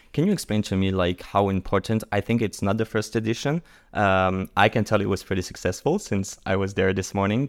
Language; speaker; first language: English; non-native, fluent; French